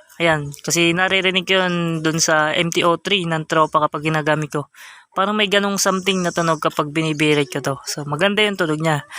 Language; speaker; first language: Filipino; native; Filipino